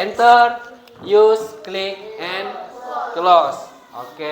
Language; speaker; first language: English; non-native, fluent; Indonesian